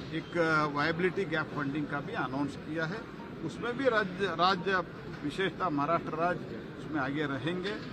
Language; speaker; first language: Hindi; non-native, local second language; Kannada